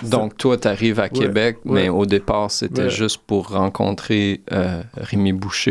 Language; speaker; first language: French; native; French